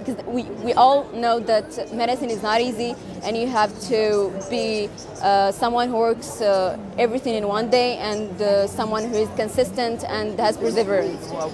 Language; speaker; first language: English; non-native, fluent; Arabic